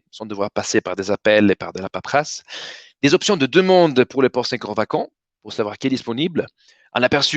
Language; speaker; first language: French; native; French